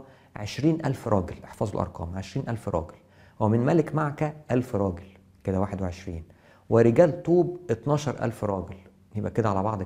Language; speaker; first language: Arabic; native; Arabic